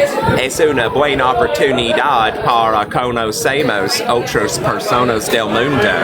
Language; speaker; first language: Spanish; non-native, learner; English